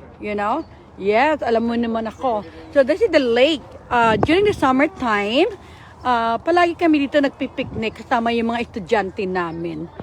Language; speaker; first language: Filipino; native; Filipino